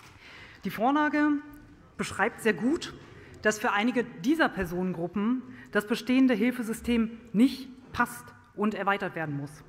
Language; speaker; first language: German; native; German